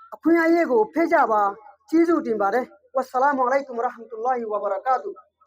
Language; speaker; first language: Burmese; non-native, local second language; Rohingya